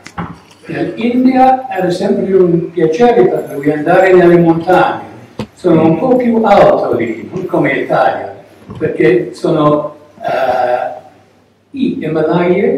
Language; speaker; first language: Italian; non-native, learner; English